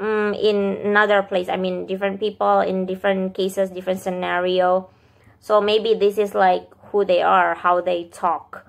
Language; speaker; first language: English; non-native, fluent; Indonesian